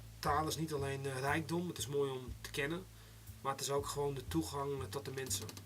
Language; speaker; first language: Dutch; non-native, local second language; Western Frisian